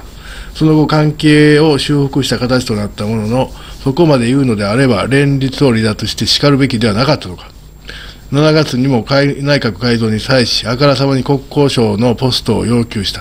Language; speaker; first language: Japanese; native; Japanese